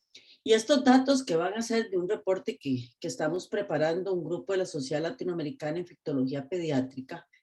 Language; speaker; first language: Spanish; native; Spanish